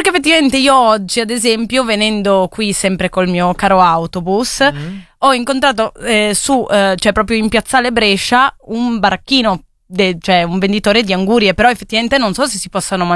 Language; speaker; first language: Italian; native; Italian